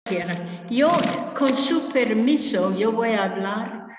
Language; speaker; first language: Spanish; non-native, fluent; English